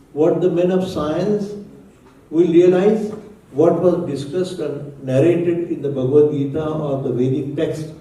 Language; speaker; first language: English; non-native, local second language; Marathi